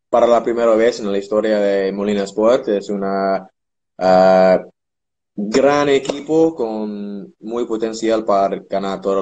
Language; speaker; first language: Spanish; non-native, learner; English